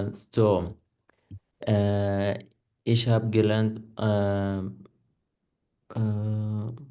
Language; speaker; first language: German; non-native, learner; Punjabi